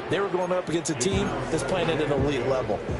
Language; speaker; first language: English; native; English